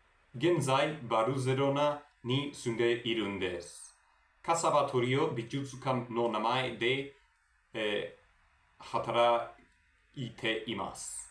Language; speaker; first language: Japanese; non-native, learner; Spanish